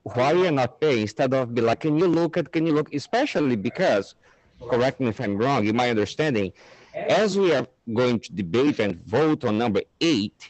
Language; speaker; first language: English; non-native, fluent; Portuguese